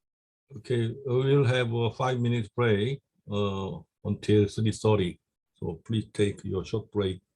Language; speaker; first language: English; non-native, fluent; Korean